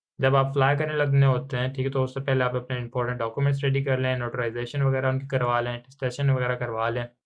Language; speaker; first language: Urdu; non-native, local second language; Punjabi